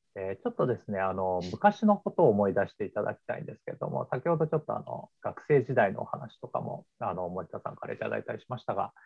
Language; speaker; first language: Japanese; native; Japanese